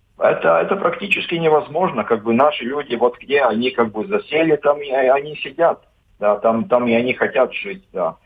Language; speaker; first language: Russian; non-native, local second language; Latvian